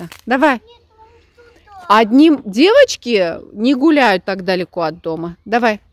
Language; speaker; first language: Russian; native; Russian